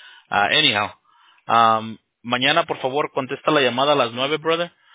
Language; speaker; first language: Spanish; early bilingual, heritage; Spanish